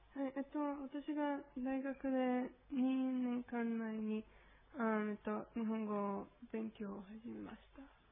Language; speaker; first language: Japanese; non-native, learner; Spanish